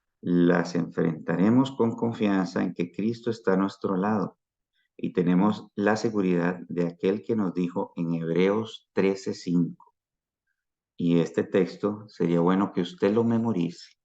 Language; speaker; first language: Spanish; native; Spanish